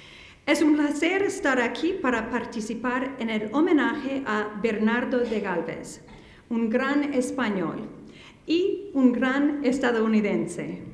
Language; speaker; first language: Spanish; non-native, fluent; English